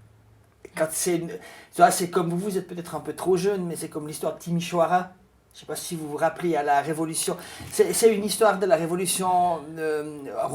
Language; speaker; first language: French; native; French